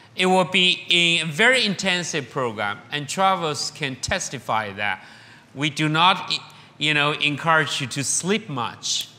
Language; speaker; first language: English; non-native, fluent; Chinese